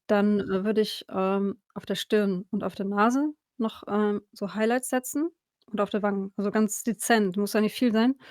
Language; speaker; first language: German; native; German